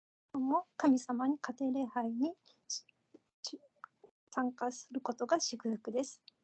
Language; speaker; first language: Japanese; non-native, fluent; Korean